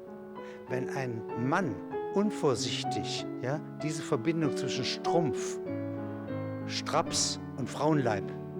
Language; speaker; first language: German; native; German